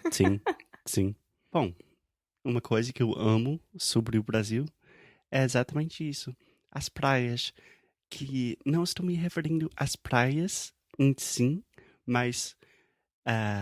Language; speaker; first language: Portuguese; non-native, fluent; English